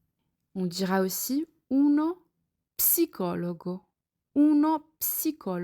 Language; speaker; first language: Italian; non-native, fluent; French